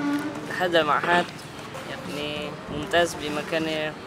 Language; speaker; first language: Arabic; non-native, learner; Indonesian